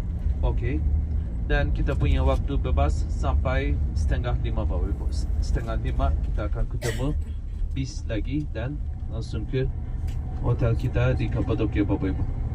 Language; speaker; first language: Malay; non-native, learner; Turkish